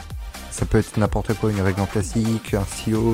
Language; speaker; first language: French; native; French